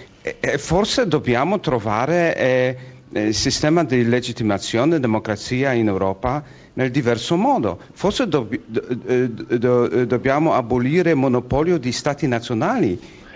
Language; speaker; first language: Italian; non-native, fluent; Polish